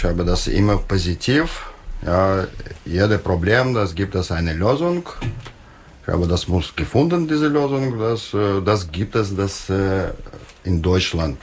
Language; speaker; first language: German; non-native, learner; Russian